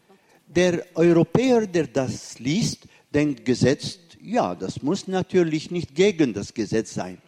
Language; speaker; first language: German; non-native, fluent; Arabic